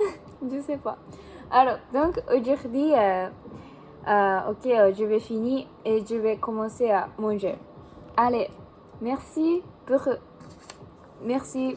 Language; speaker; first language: French; non-native, learner; Japanese